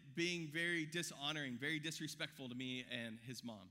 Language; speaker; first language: English; native; English